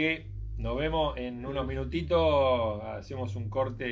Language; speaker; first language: Spanish; native; Spanish